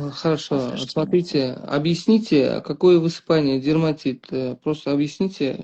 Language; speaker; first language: Russian; non-native, local second language; Uzbek